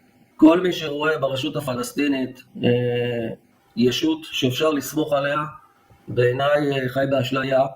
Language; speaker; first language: Hebrew; native; Hebrew